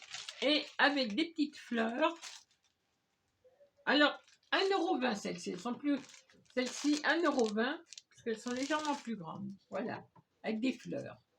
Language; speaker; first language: French; native; French